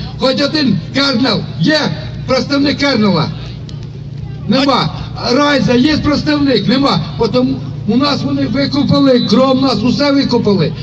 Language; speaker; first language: Ukrainian; native; Ukrainian